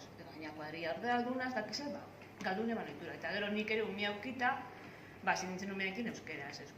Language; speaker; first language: Basque; non-native, local second language; Spanish